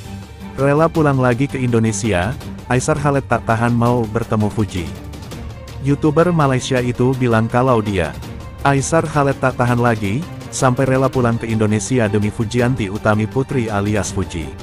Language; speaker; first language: Indonesian; native; Indonesian